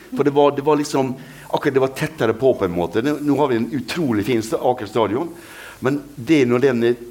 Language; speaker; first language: Norwegian; native; Norwegian